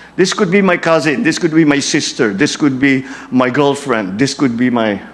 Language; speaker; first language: English; non-native, local second language; Filipino